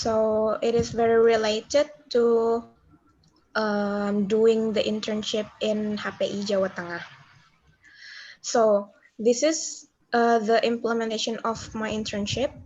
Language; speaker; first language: English; non-native, learner; Indonesian